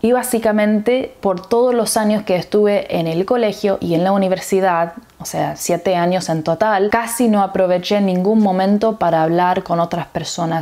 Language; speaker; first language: Spanish; early bilingual, heritage; English